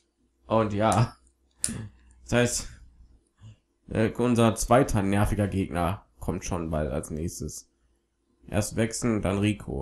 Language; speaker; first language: German; native; German